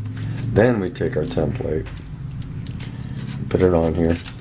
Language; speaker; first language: English; native; English